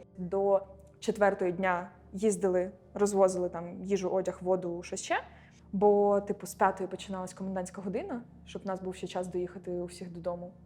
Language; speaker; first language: Ukrainian; non-native, local second language; Russian